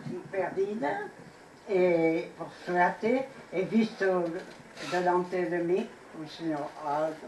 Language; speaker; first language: Spanish; non-native, fluent; French